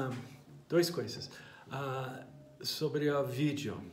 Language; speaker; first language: Portuguese; non-native, fluent; English